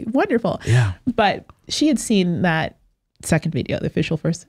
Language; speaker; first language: English; native; English